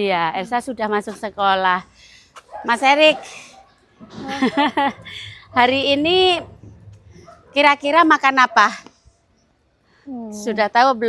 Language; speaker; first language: Indonesian; non-native, local second language; Javanese